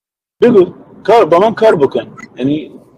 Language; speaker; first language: Persian; native; Persian